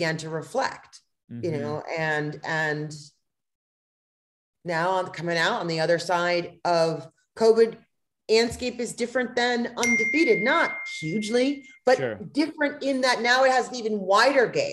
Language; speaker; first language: English; native; English